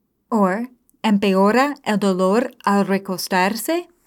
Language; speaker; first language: Spanish; non-native, fluent; English